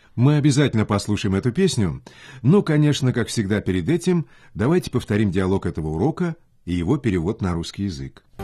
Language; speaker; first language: Russian; non-native, fluent; Chinese